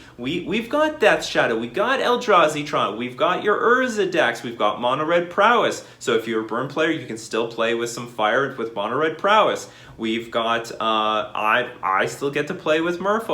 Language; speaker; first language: English; native; English